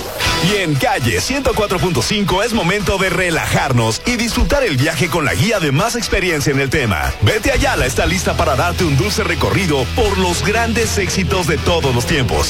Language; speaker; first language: Spanish; native; Spanish